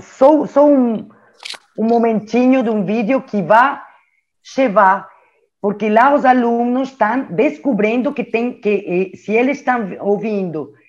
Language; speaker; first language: Portuguese; non-native, learner; French